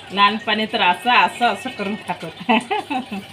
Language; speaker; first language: Marathi; non-native, local second language; Kannada